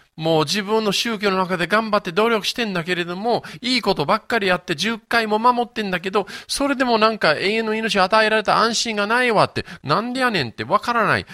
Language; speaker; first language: Japanese; non-native, fluent; English